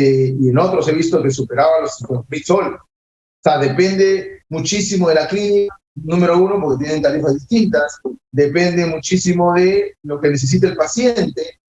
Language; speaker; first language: Spanish; native; Spanish